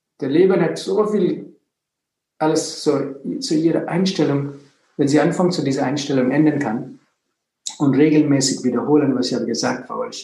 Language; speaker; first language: German; non-native, fluent; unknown